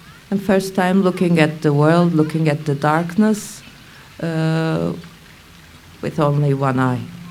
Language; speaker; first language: English; non-native, fluent; Turkish